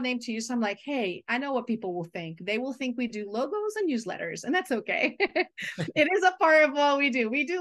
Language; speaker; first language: English; non-native, fluent; Portuguese